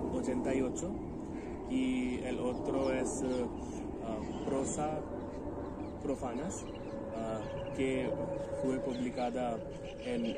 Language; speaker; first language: Spanish; non-native, learner; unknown